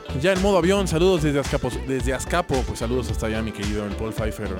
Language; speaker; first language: Spanish; native; Spanish